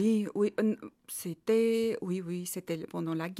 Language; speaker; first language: French; non-native, fluent; Armenian